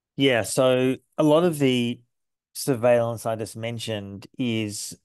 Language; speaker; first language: English; native; English